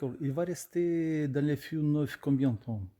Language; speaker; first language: French; non-native, learner; Russian